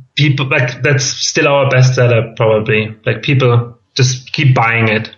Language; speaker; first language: English; non-native, fluent; German